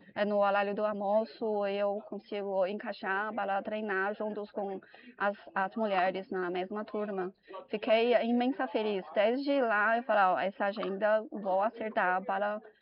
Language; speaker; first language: Portuguese; non-native, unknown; Chinese